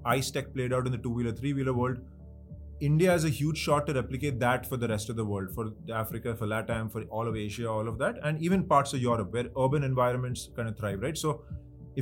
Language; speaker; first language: English; non-native, local second language; Hindi